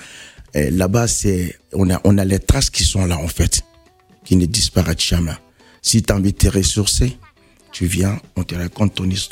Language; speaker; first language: French; non-native, local second language; Mandingo